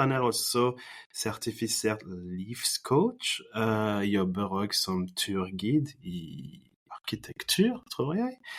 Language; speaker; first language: Norwegian; non-native, fluent; French